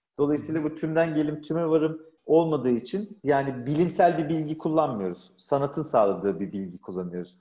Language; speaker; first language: Turkish; native; Turkish